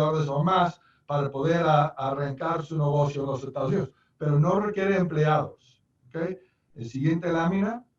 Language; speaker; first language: Spanish; non-native, fluent; English